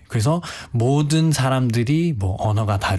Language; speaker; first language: Korean; non-native, fluent; Nepali